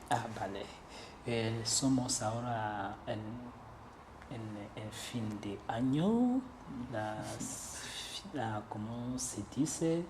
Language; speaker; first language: Spanish; non-native, learner; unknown